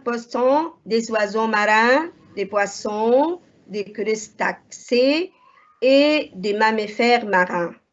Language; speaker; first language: French; non-native, fluent; Arabic